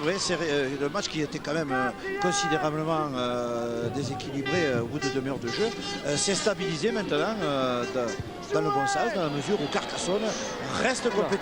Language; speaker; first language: French; native; French